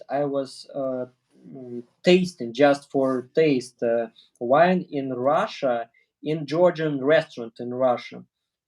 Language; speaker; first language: English; non-native, learner; Russian